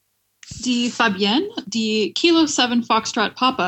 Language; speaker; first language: German; non-native, learner; French